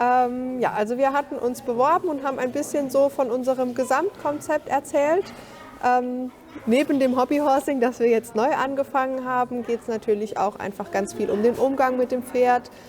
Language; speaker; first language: German; native; German